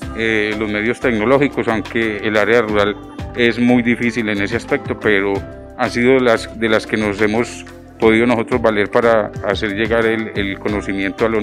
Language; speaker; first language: Spanish; native; Spanish